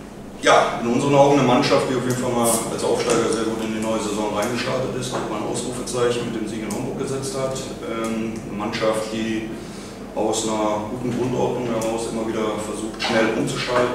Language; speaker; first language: German; native; German